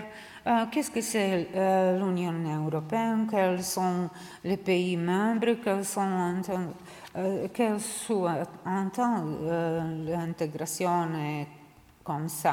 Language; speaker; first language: French; non-native, learner; Serbian